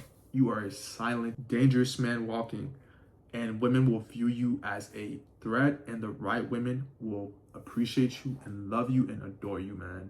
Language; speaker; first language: English; native; English